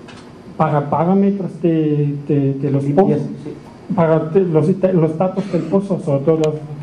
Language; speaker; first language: Spanish; non-native, fluent; German